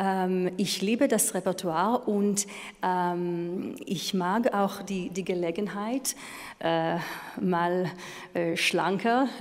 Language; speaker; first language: German; non-native, fluent; Hebrew